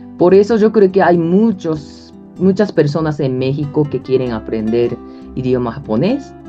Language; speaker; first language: Spanish; non-native, fluent; Japanese